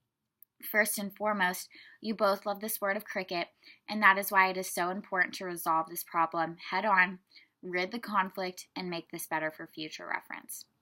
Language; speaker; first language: English; native; English